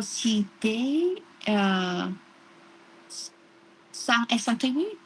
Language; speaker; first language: French; non-native, learner; Vietnamese